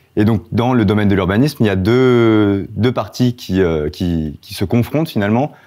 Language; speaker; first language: French; native; French